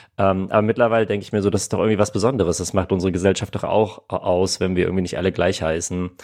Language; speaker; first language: German; early bilingual, other home language; Armenian